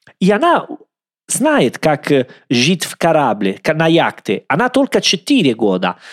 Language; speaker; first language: Russian; non-native, learner; Italian